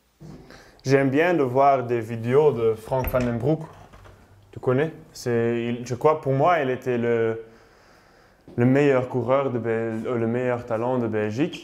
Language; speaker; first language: French; non-native, local second language; Dutch